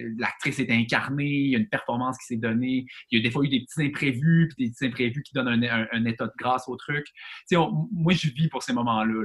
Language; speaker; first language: French; native; French